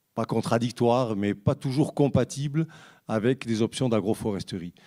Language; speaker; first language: French; native; French